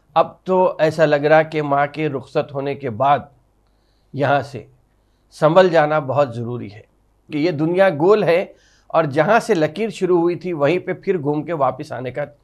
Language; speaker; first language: Hindi; non-native, local second language; Urdu